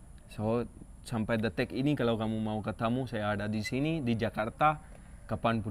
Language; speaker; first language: Indonesian; non-native, fluent; Urdu